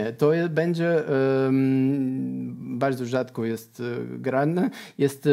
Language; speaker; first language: Polish; non-native, learner; Portuguese